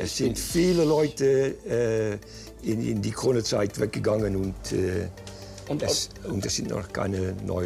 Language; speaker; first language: German; non-native, fluent; Dutch